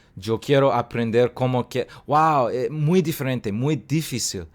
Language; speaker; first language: Spanish; non-native, learner; English